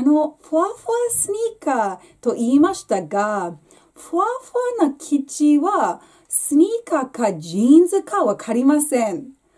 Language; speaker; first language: Japanese; non-native, fluent; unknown